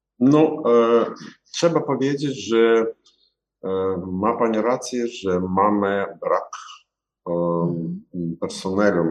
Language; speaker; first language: Polish; non-native, learner; Ukrainian